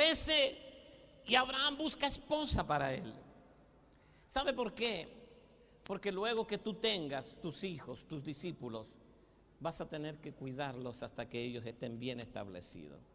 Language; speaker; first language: Spanish; native; Spanish